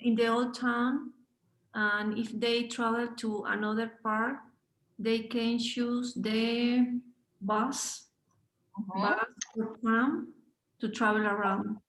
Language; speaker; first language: English; non-native, learner; Spanish